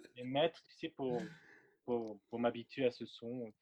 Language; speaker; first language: French; non-native, fluent; German